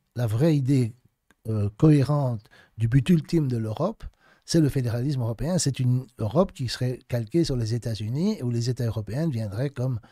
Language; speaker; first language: French; native; French